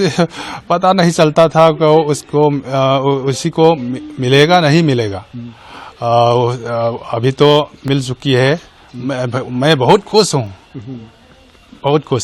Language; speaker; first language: Hindi; non-native, local second language; Manipuri